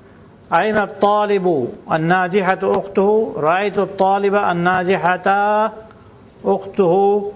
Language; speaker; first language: Arabic; non-native, fluent; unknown